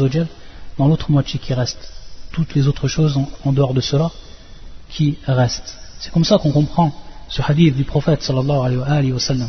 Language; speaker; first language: French; native; French